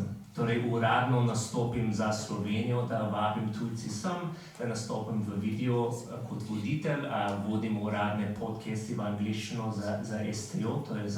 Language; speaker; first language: Slovenian; non-native, fluent; English